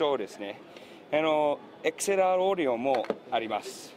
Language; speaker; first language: Japanese; non-native, learner; English